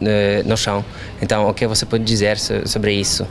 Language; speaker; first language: Portuguese; non-native, fluent; Polish